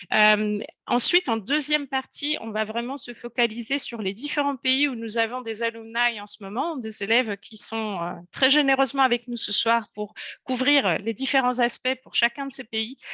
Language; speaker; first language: French; native; French